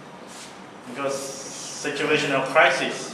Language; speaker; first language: English; non-native, learner; Thai